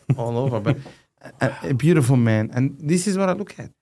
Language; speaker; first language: English; non-native, fluent; Arabic